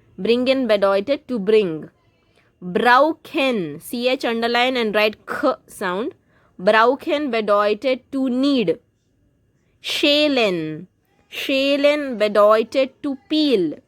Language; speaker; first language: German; non-native, fluent; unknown